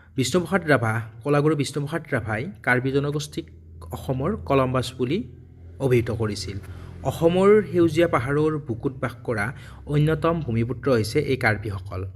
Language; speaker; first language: Assamese; native; Assamese